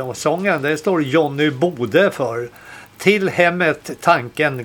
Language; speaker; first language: Swedish; native; Swedish